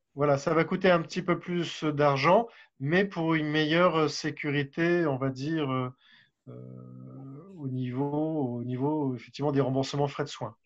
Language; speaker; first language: French; native; French